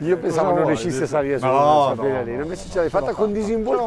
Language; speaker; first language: Italian; native; Italian